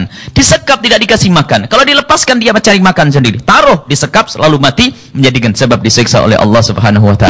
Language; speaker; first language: Indonesian; native; Indonesian